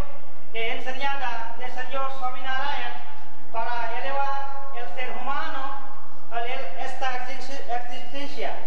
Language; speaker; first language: Spanish; non-native, learner; Gujarati